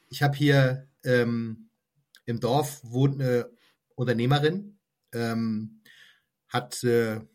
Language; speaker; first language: German; native; German